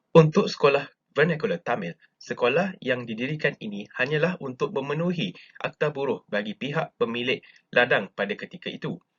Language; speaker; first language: Malay; native; Malay